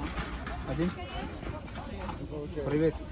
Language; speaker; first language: Russian; non-native, local second language; Turkish